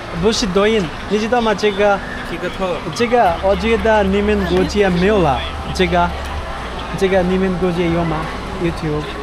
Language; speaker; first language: Chinese; non-native, learner; Bangla